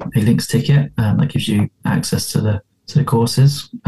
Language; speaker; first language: English; native; English